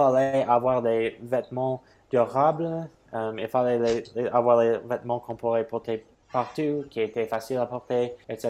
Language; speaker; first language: French; non-native, fluent; English